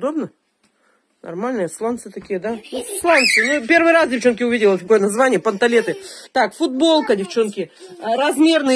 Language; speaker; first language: Russian; native; Russian